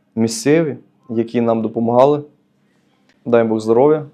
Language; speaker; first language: Ukrainian; native; Ukrainian